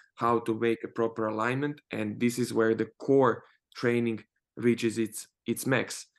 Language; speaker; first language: English; non-native, fluent; Croatian